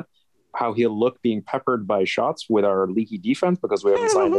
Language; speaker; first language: English; native; English